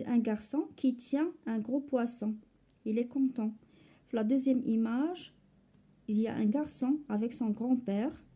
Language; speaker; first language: French; non-native, local second language; Arabic